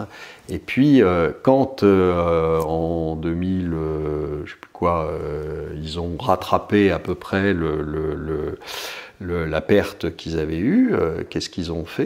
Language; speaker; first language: French; native; French